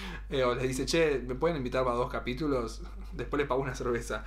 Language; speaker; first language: Spanish; native; Spanish